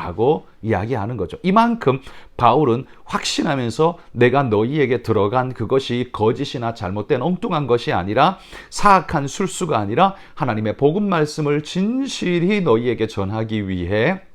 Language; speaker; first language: Korean; native; Korean